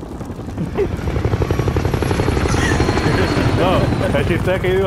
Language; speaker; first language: Spanish; native; Spanish